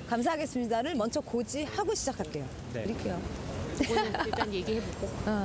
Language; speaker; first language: Korean; native; Korean